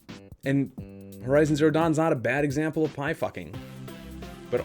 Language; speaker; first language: English; native; English